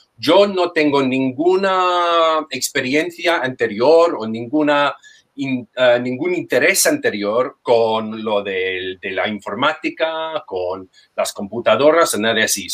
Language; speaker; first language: Spanish; non-native, fluent; English